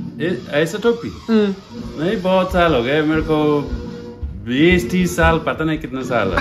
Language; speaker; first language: Hindi; non-native, learner; English